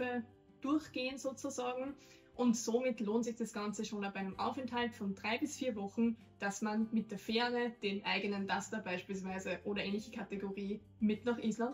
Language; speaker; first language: German; native; German